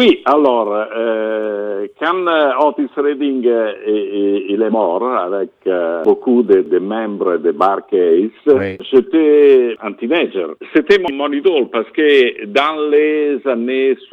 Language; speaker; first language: French; non-native, fluent; Italian